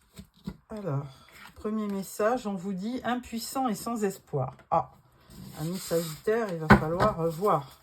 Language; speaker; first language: French; native; French